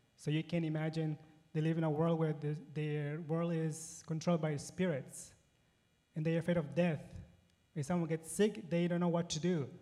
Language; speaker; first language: English; non-native, fluent; Spanish